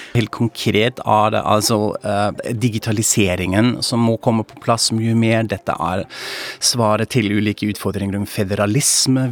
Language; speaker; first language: Norwegian; non-native, fluent; German